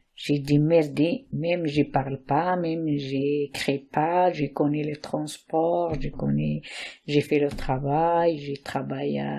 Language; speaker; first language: French; non-native, learner; Arabic